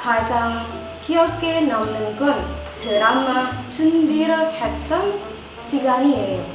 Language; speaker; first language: Korean; non-native, learner; Indonesian